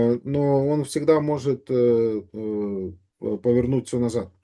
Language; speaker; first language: Russian; native; Russian